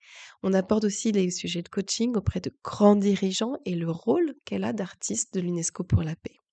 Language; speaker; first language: French; native; French